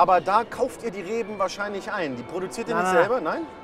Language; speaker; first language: German; native; German